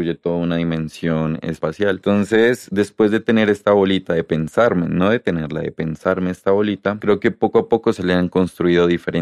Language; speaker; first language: Spanish; native; Spanish